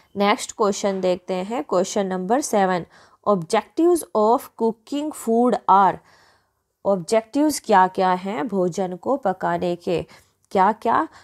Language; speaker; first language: Hindi; native; Hindi